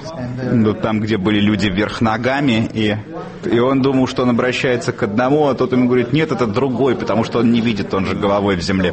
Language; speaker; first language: Russian; native; Russian